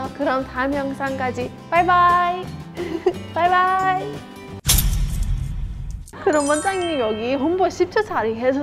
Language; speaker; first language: Korean; non-native, fluent; Persian